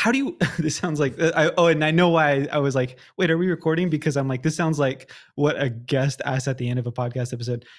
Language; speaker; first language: English; native; English